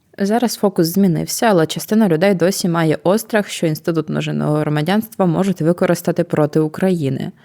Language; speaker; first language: Ukrainian; native; Ukrainian